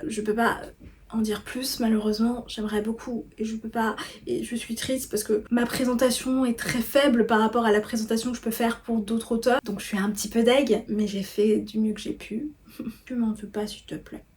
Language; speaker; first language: French; native; French